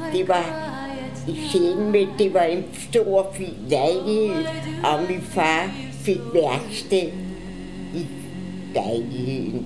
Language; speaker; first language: Danish; early bilingual, other home language; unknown